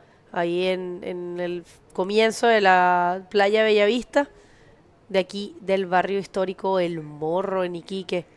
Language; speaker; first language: Spanish; native; Spanish